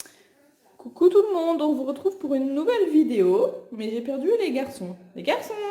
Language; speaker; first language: French; native; French